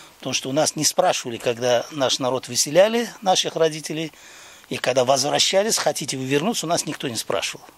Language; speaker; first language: Russian; non-native, local second language; Crimean Tatar